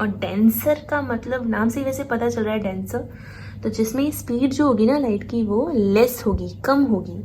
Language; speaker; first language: Hindi; native; Hindi